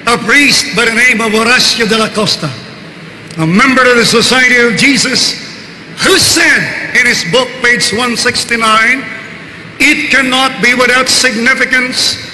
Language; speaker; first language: English; non-native, local second language; Filipino